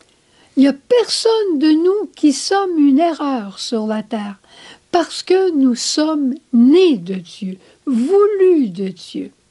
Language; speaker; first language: French; native; French